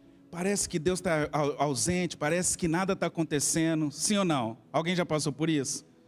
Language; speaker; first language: Portuguese; native; Portuguese